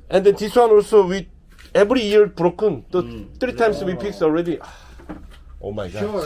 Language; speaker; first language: English; non-native, learner; Korean